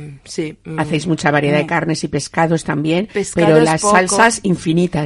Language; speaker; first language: Spanish; native; Spanish